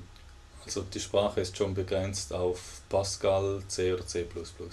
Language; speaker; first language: German; native; German